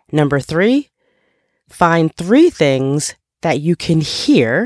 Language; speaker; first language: English; native; English